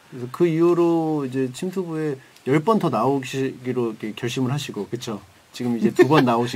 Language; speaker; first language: Korean; native; Korean